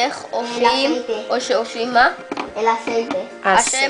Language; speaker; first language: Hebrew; early bilingual, other home language; Spanish